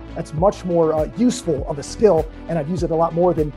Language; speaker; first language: English; native; English